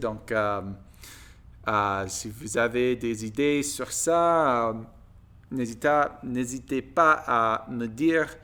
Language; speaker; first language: French; non-native, learner; English